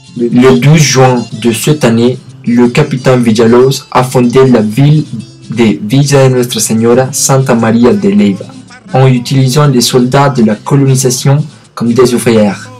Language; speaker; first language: French; non-native, learner; Spanish